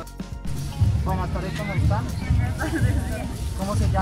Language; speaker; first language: Spanish; non-native, fluent; French